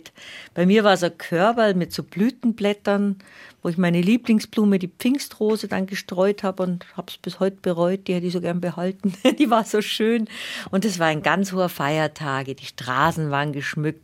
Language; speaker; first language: German; native; German